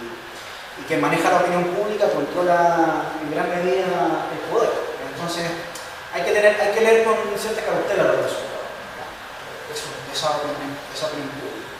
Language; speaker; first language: Spanish; native; Spanish